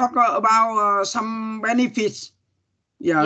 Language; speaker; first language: English; non-native, learner; Vietnamese